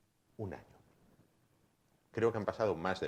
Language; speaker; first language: Spanish; native; Spanish